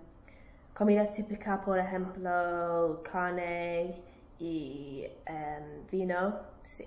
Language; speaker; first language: Spanish; non-native, learner; English